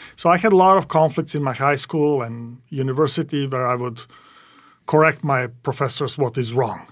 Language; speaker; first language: English; non-native, fluent; Serbian